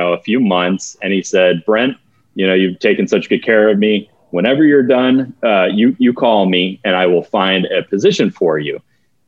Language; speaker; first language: English; native; English